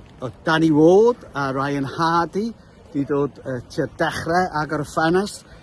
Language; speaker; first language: Welsh; native; Welsh